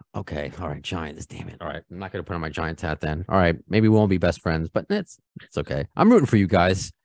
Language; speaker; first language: English; native; English